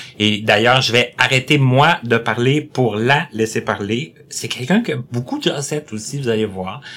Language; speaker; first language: French; native; French